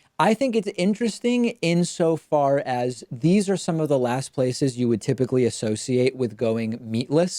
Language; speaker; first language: English; native; English